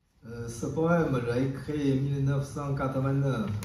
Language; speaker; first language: French; non-native, learner; Chinese